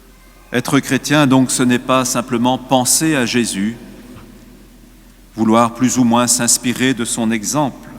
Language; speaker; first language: French; native; French